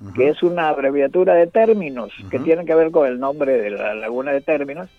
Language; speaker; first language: Spanish; native; Spanish